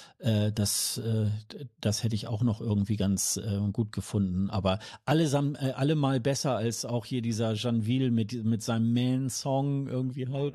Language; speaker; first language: German; native; German